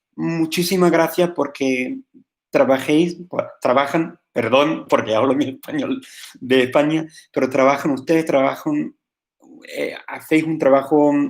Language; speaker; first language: Spanish; non-native, fluent; English